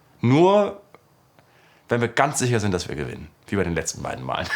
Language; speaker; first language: German; native; German